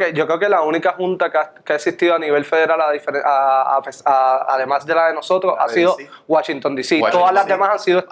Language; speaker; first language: Spanish; native; Spanish